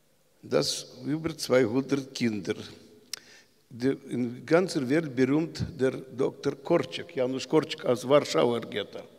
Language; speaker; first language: German; non-native, learner; Russian